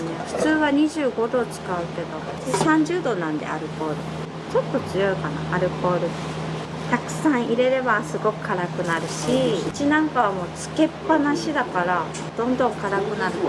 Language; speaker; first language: Japanese; native; Japanese